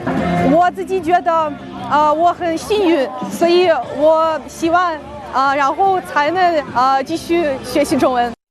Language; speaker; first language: Chinese; non-native, fluent; Russian